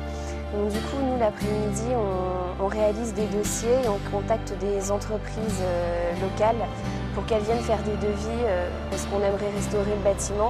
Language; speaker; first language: French; native; French